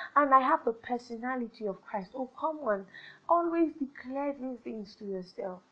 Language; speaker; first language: English; non-native, local second language; Yoruba